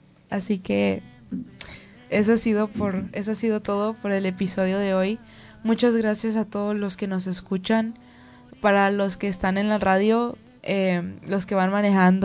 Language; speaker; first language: Spanish; native; Spanish